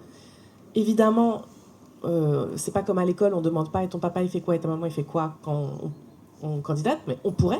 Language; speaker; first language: French; native; French